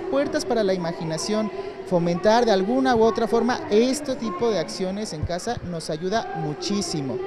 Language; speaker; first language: Spanish; native; Spanish